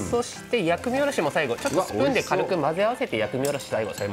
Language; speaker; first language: Japanese; native; Japanese